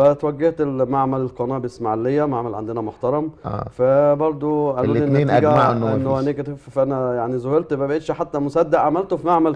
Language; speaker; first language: Arabic; native; Arabic